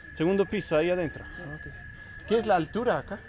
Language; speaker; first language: Spanish; non-native, learner; Danish